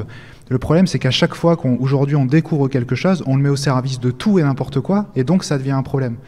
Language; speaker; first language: French; native; French